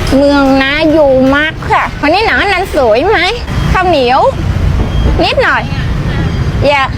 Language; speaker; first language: Thai; non-native, learner; Vietnamese